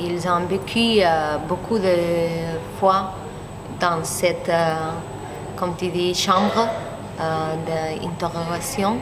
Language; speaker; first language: French; non-native, learner; Spanish